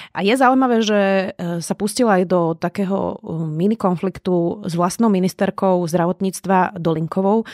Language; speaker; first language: Slovak; native; Slovak